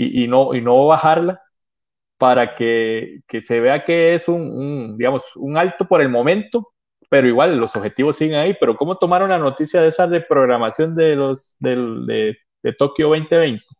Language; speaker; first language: Spanish; native; Spanish